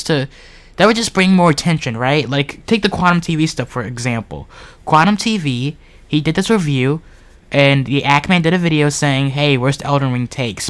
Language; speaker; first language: English; native; English